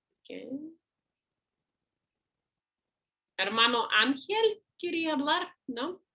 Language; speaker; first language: Spanish; non-native, fluent; English